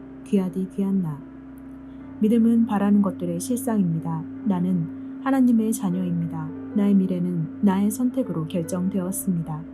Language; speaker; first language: Korean; native; Korean